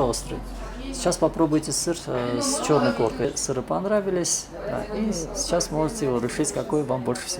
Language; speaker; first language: Russian; native; Russian